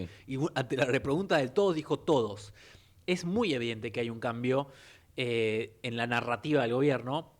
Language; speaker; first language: Spanish; native; Spanish